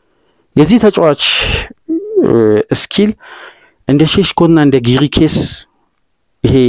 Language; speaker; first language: Amharic; native; Amharic